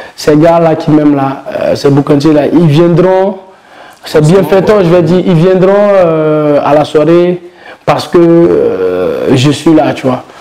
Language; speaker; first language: French; non-native, local second language; Mossi